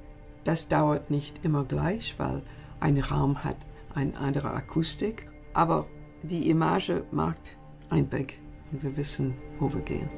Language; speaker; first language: German; non-native, learner; English